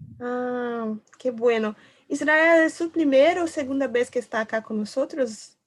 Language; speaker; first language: Spanish; non-native, learner; Portuguese